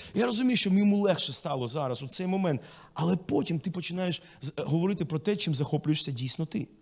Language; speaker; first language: Ukrainian; non-native, local second language; Russian